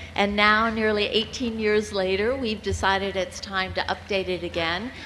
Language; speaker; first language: English; native; English